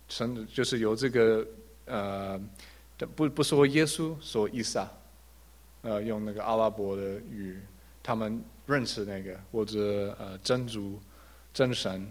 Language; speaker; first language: Chinese; early bilingual, heritage; English